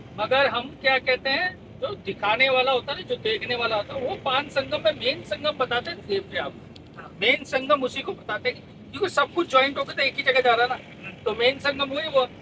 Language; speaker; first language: Hindi; non-native, local second language; Bangla